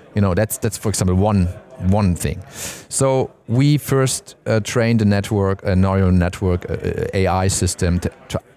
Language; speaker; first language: English; non-native, fluent; German